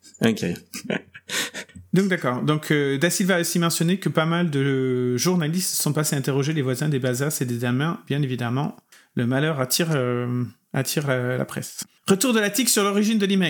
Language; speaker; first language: French; native; French